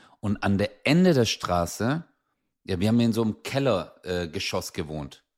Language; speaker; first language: German; early bilingual, other home language; Turkish